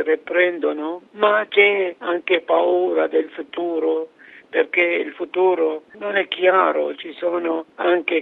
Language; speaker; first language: Italian; non-native, fluent; Arabic